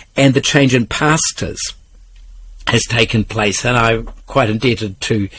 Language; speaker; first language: English; native; English